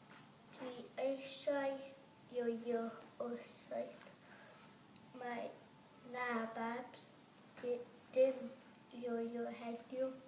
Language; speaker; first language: Welsh; non-native, local second language; English